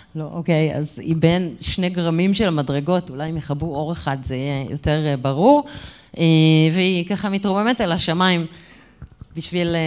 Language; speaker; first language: Hebrew; native; Hebrew